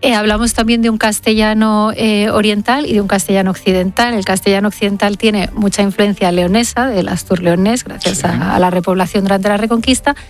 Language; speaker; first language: Spanish; native; Spanish